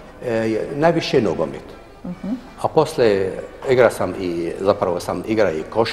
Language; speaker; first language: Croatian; non-native, fluent; Arabic